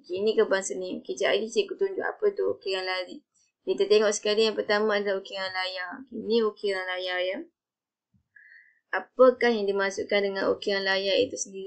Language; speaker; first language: Malay; native; Malay